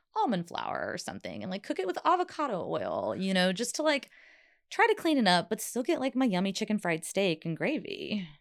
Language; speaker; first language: English; native; English